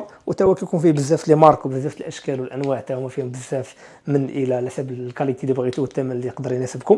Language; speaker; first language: Arabic; native; Arabic